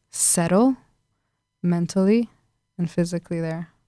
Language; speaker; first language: English; non-native, fluent; Arabic